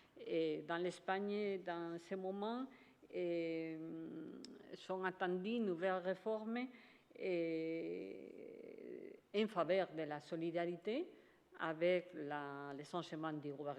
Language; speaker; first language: French; non-native, fluent; Spanish